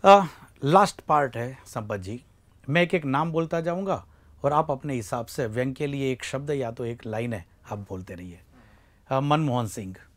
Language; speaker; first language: Hindi; non-native, local second language; Gujarati